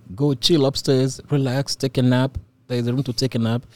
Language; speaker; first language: English; non-native, local second language; Igbo